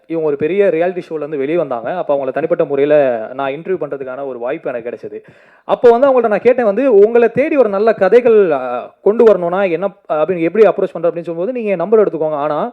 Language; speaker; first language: Tamil; native; Tamil